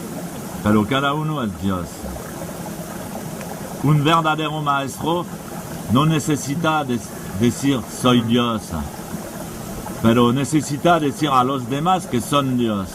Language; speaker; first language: Spanish; non-native, fluent; French